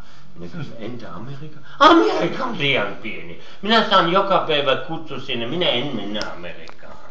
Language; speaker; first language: Finnish; non-native, learner; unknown